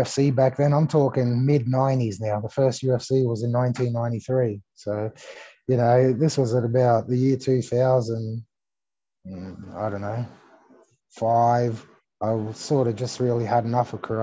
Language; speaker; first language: English; early bilingual, other home language; Greek